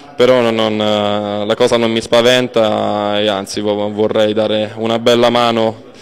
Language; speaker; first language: Italian; native; Italian